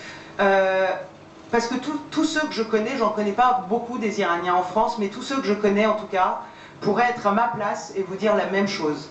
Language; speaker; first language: French; early bilingual, other home language; Persian